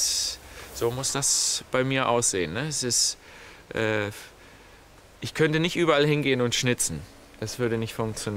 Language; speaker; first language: German; native; German